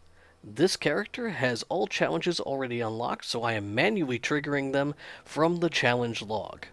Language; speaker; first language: English; native; English